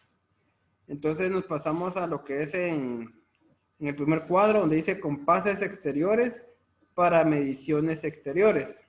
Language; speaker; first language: Spanish; native; Spanish